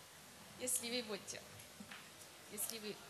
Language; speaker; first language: Russian; non-native, learner; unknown